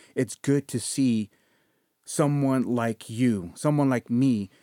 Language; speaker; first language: English; early bilingual, other home language; Spanish